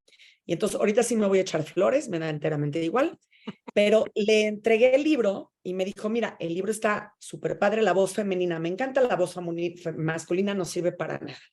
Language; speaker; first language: Spanish; native; Spanish